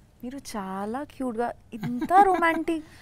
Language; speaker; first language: Telugu; non-native, learner; Bangla